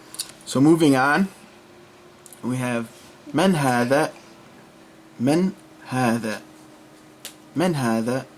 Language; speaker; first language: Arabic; non-native, fluent; English